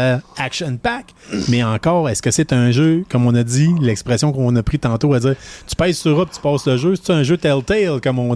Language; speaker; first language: French; native; French